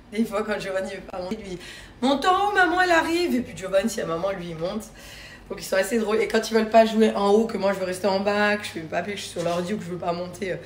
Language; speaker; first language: French; native; French